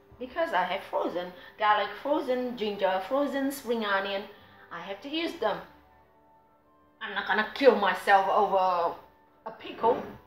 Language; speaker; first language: English; non-native, fluent; Vietnamese